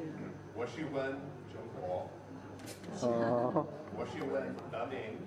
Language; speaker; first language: Chinese; non-native, learner; English